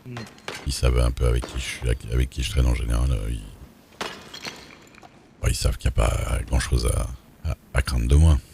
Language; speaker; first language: French; native; French